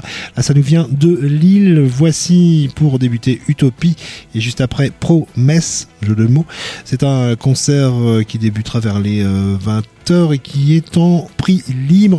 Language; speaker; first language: French; native; French